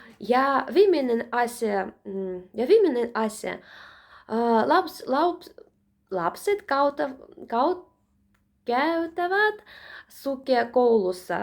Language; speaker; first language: Finnish; non-native, learner; Russian